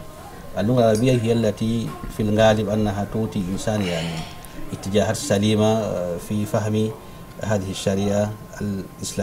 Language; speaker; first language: Arabic; non-native, fluent; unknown